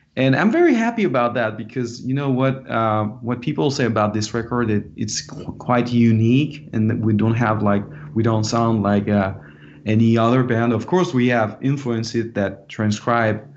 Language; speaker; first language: English; non-native, fluent; French